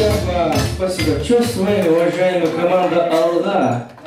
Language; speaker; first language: Russian; non-native, local second language; Kyrgyz